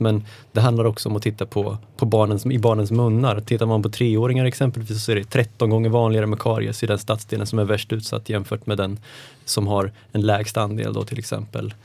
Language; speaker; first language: Swedish; native; Swedish